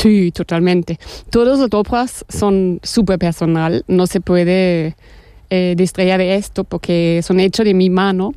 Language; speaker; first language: Spanish; non-native, fluent; German